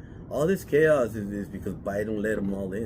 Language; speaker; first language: English; native; English